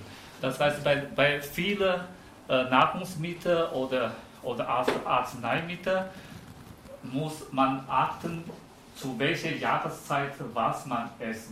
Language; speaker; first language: German; non-native, fluent; Chinese